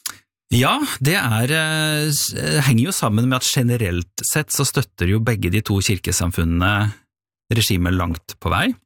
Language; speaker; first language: Norwegian; native; Norwegian